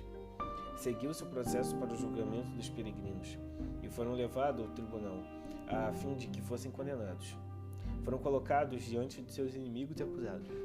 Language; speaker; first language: Portuguese; native; Portuguese